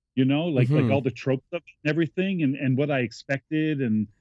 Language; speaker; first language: English; native; English